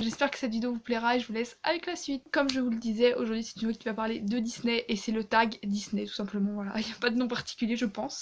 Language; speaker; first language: French; native; French